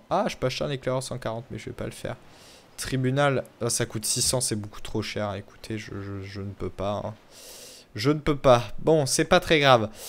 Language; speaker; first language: French; native; French